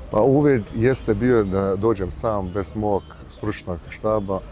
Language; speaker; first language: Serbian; early bilingual, heritage; Bosnian